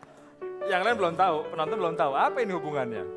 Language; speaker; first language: Indonesian; native; Indonesian